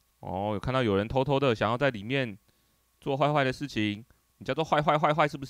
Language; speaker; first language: Chinese; native; Chinese